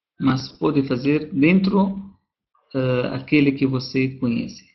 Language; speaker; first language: Portuguese; non-native, fluent; Arabic